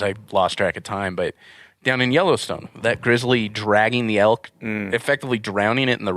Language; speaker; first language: English; native; English